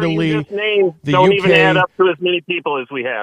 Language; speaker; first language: English; native; English